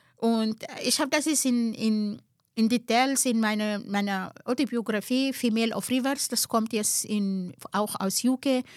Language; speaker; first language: German; non-native, fluent; Arabic